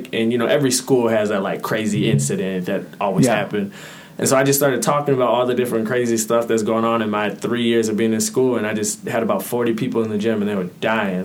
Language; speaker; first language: English; native; English